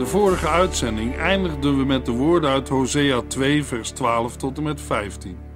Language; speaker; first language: Dutch; native; Dutch